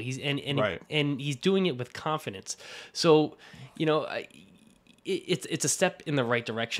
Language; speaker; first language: English; native; English